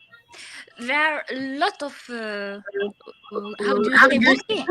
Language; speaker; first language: English; non-native, learner; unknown